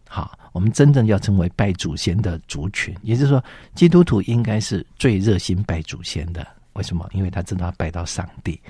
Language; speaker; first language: Chinese; native; Chinese